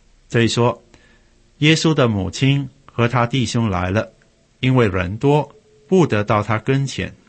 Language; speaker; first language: Chinese; native; Chinese